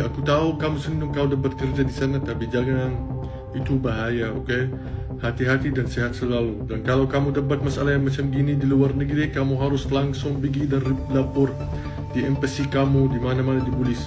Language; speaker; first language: Indonesian; non-native, fluent; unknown